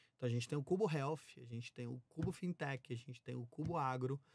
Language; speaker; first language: Portuguese; native; Portuguese